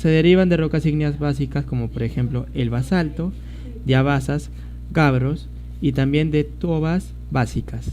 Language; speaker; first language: Spanish; native; Spanish